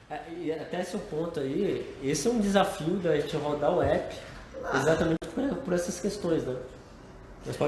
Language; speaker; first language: Portuguese; native; Portuguese